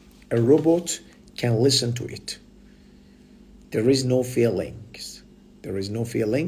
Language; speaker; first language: English; non-native, fluent; Persian